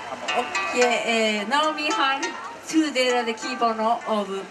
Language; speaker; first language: Swedish; non-native, learner; Japanese